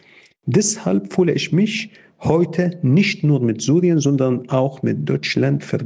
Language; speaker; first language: German; non-native, fluent; Arabic